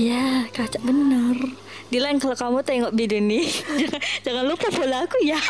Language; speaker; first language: Indonesian; non-native, learner; Malay